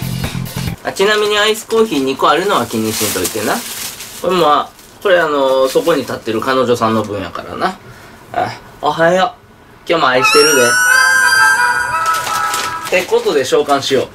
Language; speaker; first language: Japanese; native; Japanese